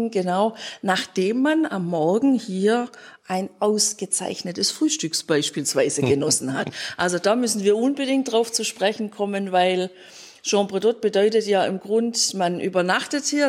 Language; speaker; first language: German; native; German